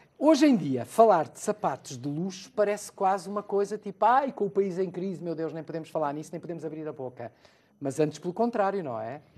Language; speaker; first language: Portuguese; native; Portuguese